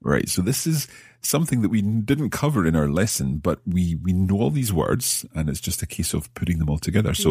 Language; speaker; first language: English; native; English